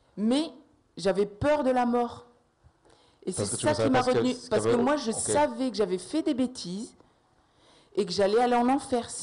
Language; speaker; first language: French; native; French